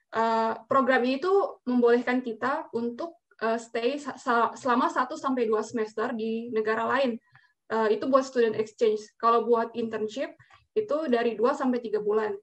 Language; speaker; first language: Indonesian; native; Indonesian